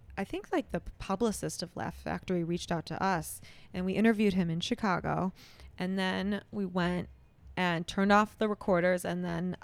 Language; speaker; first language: English; native; English